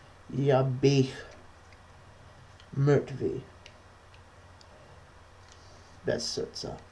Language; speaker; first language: Polish; non-native, learner; English